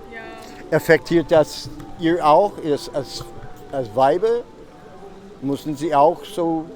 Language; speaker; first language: German; non-native, learner; English